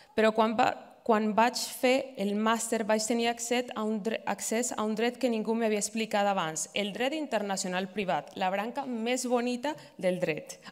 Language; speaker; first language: Catalan; non-native, fluent; Spanish